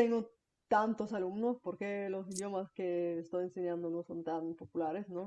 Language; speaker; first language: Spanish; non-native, fluent; Bulgarian